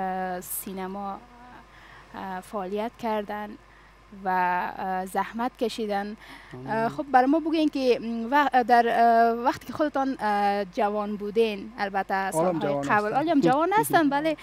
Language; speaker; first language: Persian; native; Persian